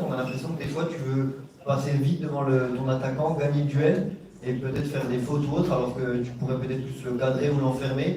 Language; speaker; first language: French; native; French